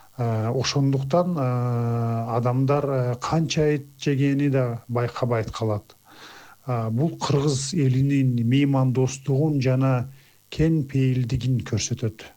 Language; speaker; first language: Kyrgyz; non-native, local second language; Azerbaijani